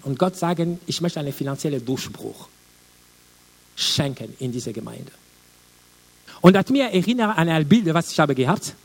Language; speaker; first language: German; non-native, learner; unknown